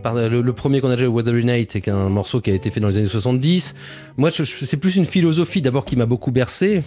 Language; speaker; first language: French; native; French